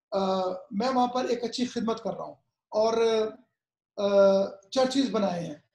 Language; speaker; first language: Urdu; native; Urdu